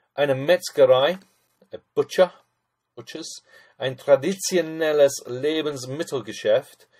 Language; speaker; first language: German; non-native, fluent; English